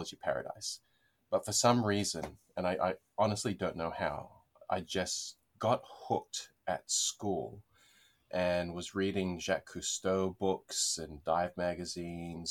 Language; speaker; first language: English; native; English